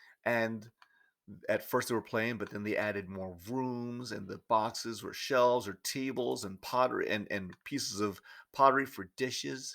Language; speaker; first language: English; native; English